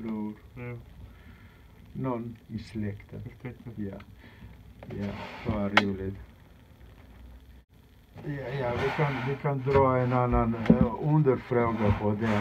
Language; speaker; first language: Swedish; non-native, fluent; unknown